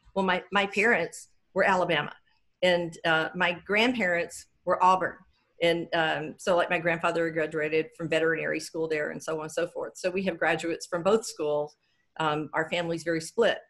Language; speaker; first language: English; native; English